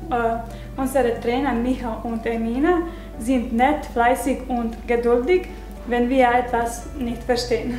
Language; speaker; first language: German; non-native, learner; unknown